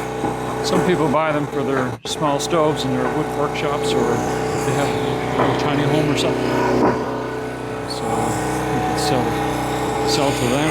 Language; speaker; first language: English; native; English